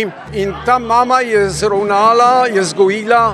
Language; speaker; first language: Slovenian; early bilingual, heritage; Slovenian